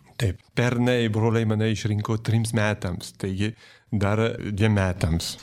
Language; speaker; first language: Lithuanian; non-native, fluent; French